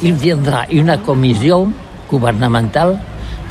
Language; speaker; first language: French; non-native, learner; Catalan